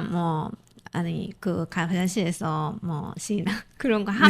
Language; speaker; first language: Korean; non-native, fluent; Japanese